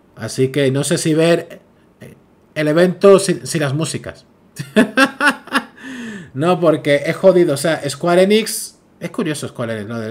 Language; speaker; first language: Spanish; native; Spanish